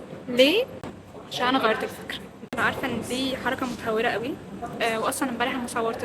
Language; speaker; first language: Arabic; native; Arabic